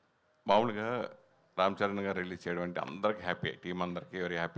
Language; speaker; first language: Telugu; native; Telugu